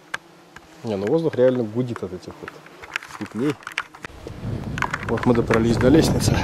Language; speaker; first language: Russian; native; Russian